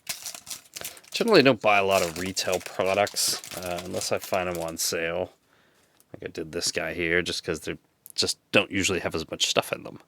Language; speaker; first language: English; native; English